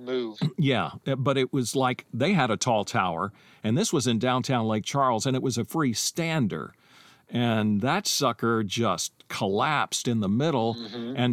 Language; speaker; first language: English; native; English